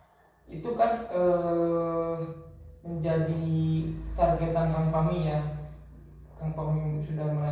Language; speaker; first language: Indonesian; native; Indonesian